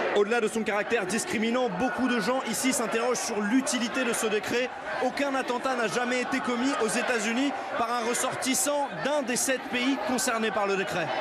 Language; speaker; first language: French; native; French